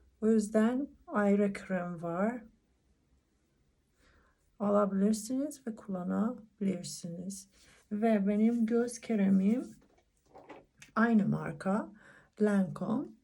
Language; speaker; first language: Turkish; non-native, learner; Persian